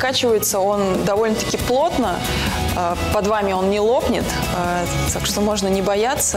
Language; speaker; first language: Russian; native; Russian